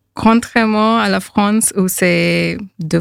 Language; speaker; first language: French; non-native, learner; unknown